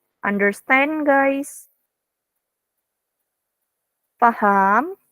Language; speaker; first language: English; non-native, fluent; Indonesian